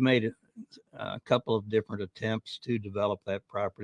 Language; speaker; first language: English; native; English